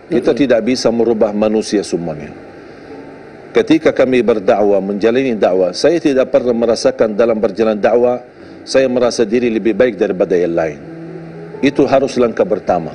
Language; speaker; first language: Indonesian; non-native, fluent; Arabic